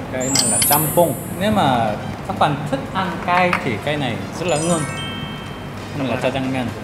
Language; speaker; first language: Vietnamese; non-native, fluent; Korean